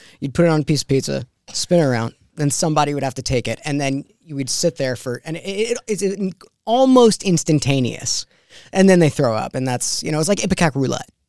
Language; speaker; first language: English; native; English